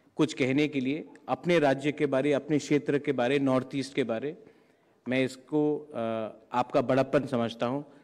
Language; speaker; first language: Hindi; non-native, local second language; Kok Borok